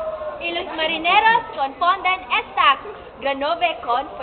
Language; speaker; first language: Spanish; non-native, learner; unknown